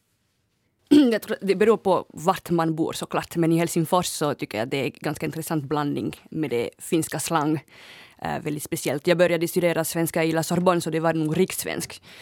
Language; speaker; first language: Swedish; non-native, fluent; French